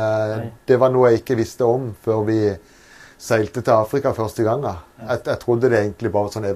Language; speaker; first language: Norwegian; native; Norwegian